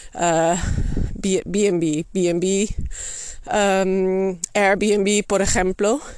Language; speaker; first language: Spanish; non-native, fluent; Dutch